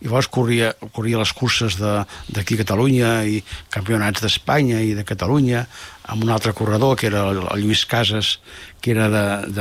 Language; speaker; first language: Catalan; native; Catalan